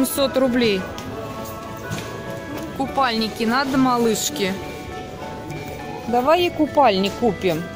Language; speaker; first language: Russian; native; Russian